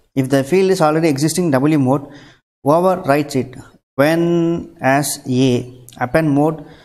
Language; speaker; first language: English; non-native, local second language; Tamil